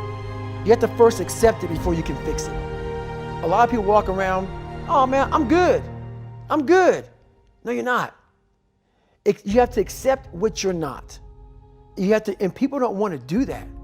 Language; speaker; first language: English; native; English